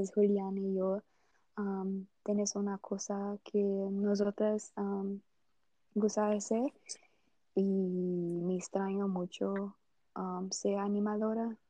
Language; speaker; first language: Spanish; non-native, learner; Portuguese